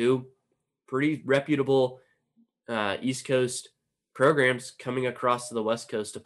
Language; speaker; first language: English; native; English